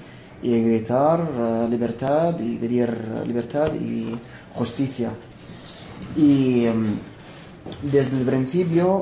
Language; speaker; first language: Spanish; non-native, fluent; Arabic